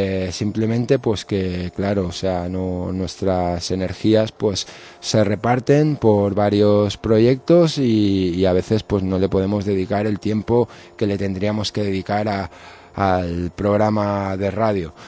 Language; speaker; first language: Spanish; native; Spanish